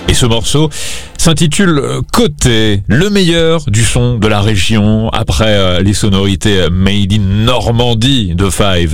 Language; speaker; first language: French; native; French